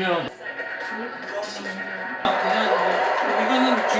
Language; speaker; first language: Korean; native; Korean